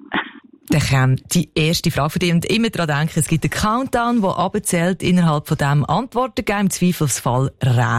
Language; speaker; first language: German; native; German